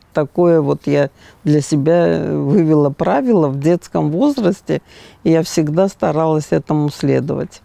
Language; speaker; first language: Russian; native; Russian